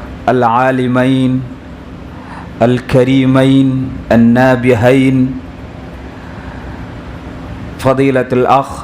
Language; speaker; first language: Arabic; non-native, fluent; Urdu